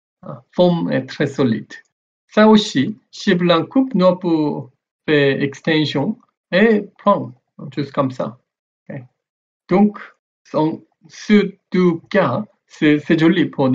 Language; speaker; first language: French; non-native, learner; Korean